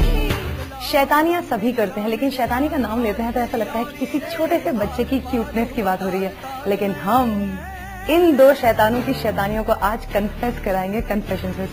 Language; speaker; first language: Hindi; native; Hindi